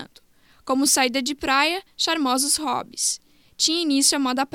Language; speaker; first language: Portuguese; native; Portuguese